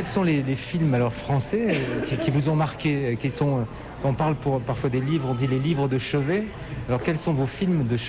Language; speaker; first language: French; native; French